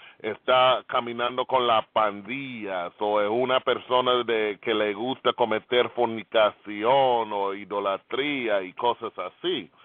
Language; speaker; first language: Spanish; non-native, fluent; English